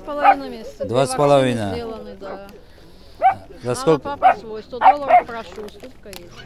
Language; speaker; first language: Russian; non-native, local second language; Uzbek